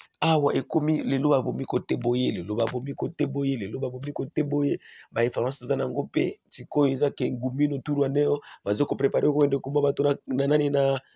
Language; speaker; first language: Lingala; non-native, local second language; Swahili